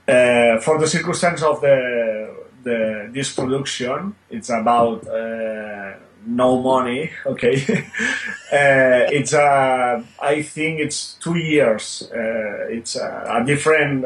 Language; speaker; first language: English; non-native, learner; Spanish